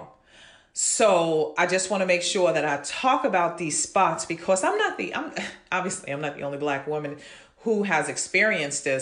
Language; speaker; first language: English; native; English